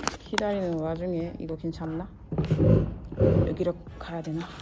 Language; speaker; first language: Korean; non-native, fluent; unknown